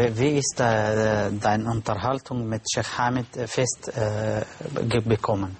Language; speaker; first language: German; non-native, learner; Arabic